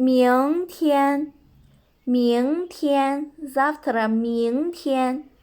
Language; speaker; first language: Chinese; non-native, fluent; Kyrgyz